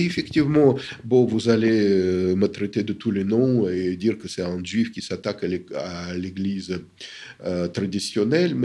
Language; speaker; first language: French; non-native, fluent; Russian